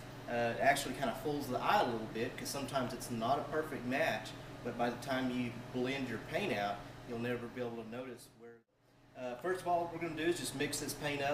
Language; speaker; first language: English; native; English